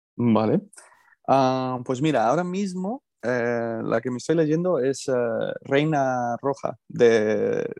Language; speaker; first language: Spanish; early bilingual, heritage; Spanish